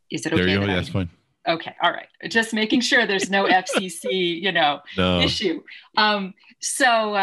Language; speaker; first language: English; native; English